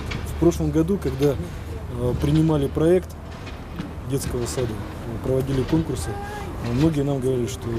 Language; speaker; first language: Russian; native; Russian